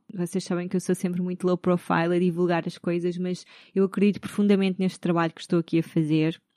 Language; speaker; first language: Portuguese; native; Portuguese